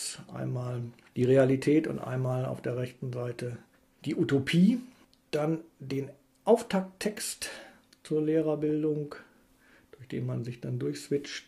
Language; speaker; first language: German; native; German